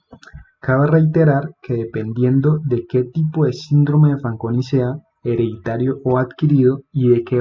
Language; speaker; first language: Spanish; native; Spanish